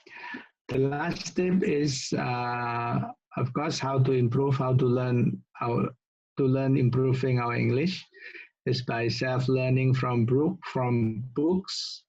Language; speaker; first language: English; non-native, local second language; Indonesian